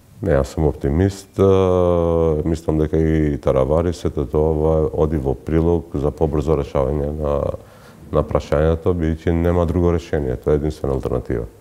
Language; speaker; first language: Macedonian; non-native, local second language; Albanian